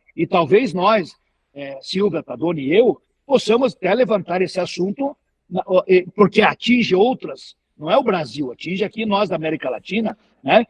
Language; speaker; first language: Portuguese; native; Portuguese